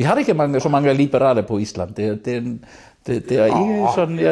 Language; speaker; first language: Danish; non-native, fluent; Icelandic